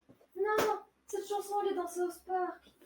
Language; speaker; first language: French; native; French